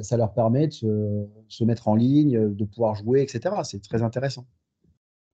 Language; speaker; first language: French; native; French